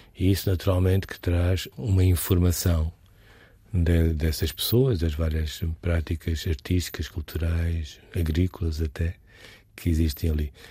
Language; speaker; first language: Portuguese; native; Portuguese